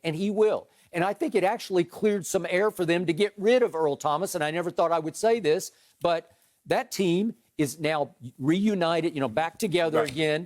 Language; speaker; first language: English; native; English